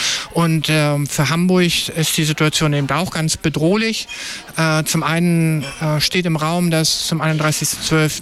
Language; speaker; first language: German; native; German